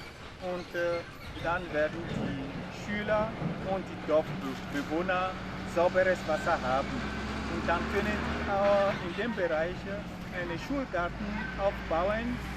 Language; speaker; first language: German; non-native, fluent; Ewe